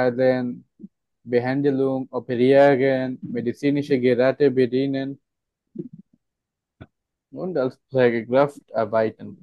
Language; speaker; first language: German; non-native, fluent; Bangla